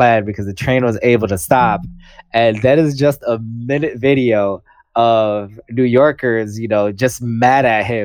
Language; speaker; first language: English; native; English